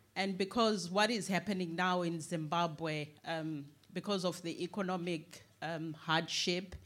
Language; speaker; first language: English; non-native, local second language; Shona